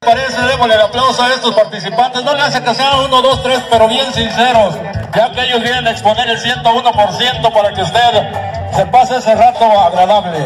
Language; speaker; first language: Spanish; native; Spanish